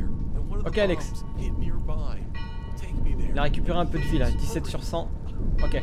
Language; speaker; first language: French; native; French